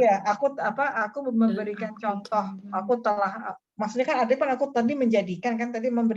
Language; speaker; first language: Indonesian; native; Indonesian